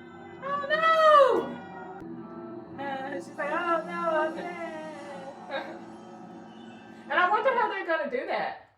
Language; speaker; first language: English; native; English